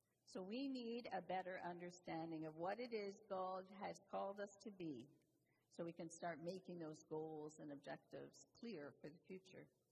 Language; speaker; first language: English; native; English